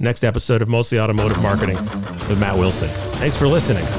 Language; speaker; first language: English; native; English